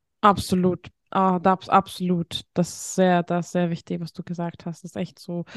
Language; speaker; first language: German; non-native, fluent; Hungarian